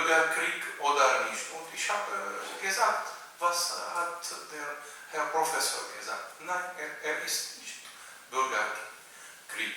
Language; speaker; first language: German; non-native, learner; Arabic